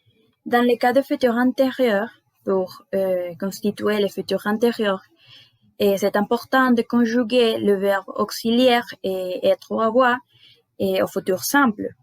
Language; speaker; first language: French; non-native, learner; Spanish